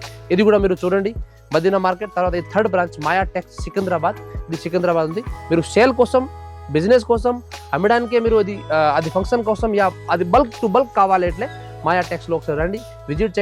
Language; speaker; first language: Telugu; non-native, local second language; Urdu